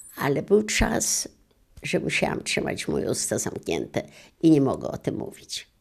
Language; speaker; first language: Polish; non-native, local second language; Yiddish